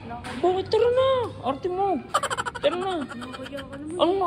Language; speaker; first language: Filipino; native; Filipino